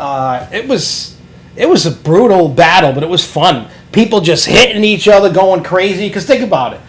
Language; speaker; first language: English; native; English